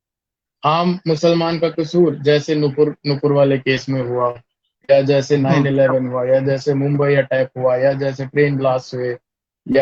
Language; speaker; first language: Hindi; native; Hindi